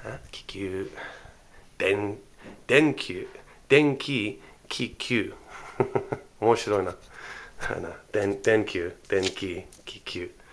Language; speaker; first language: Japanese; non-native, learner; English